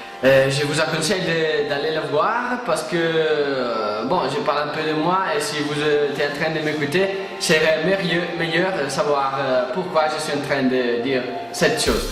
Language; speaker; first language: French; non-native, fluent; Italian